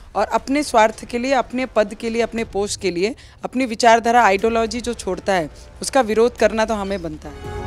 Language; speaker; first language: Hindi; non-native, local second language; Marathi